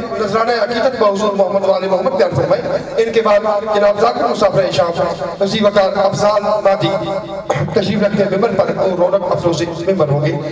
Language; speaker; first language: Urdu; non-native, local second language; Punjabi